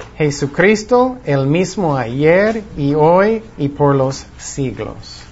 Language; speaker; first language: Spanish; non-native, fluent; English